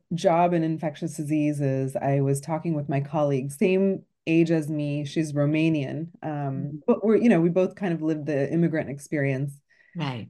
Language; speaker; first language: English; native; English